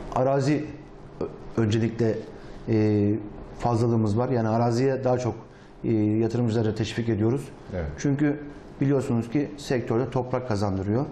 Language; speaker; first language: Turkish; native; Turkish